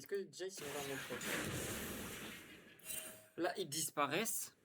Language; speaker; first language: French; native; French